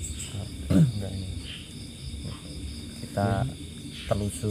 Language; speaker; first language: Indonesian; native; Indonesian